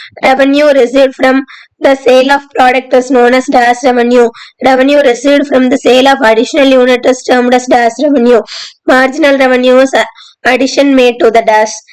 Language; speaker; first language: English; non-native, local second language; Tamil